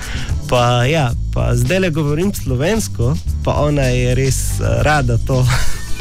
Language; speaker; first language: Slovenian; non-native, learner; Arabic